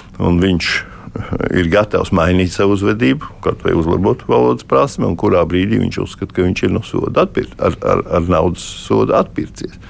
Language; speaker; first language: Latvian; native; Latvian